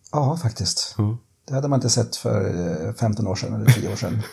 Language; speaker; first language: Swedish; native; Swedish